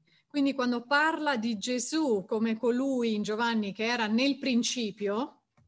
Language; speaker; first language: Italian; native; Italian